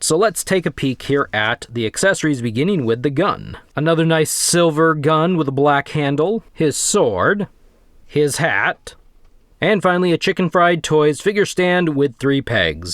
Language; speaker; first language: English; native; English